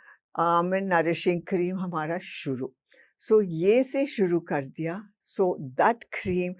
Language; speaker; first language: Hindi; non-native, local second language; English